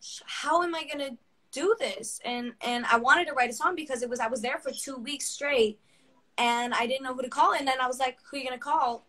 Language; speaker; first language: English; early bilingual, other home language; Spanish